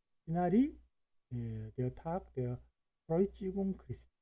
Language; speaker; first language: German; non-native, fluent; Korean